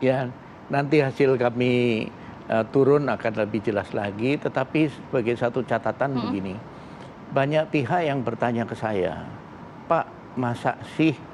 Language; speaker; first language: Indonesian; native; Indonesian